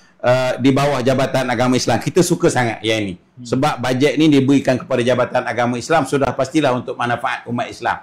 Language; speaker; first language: Malay; native; Malay